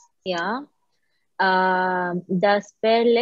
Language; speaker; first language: German; non-native, learner; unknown